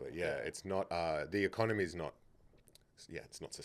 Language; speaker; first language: English; native; English